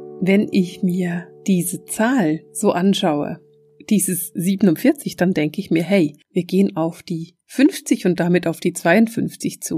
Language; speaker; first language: German; native; German